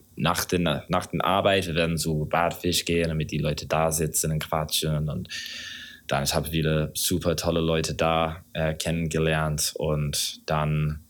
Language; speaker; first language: German; non-native, fluent; English